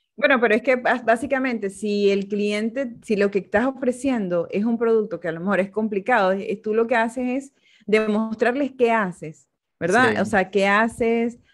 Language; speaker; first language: Spanish; native; Spanish